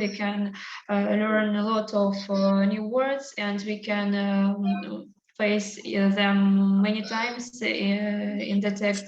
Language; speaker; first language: English; non-native, learner; Russian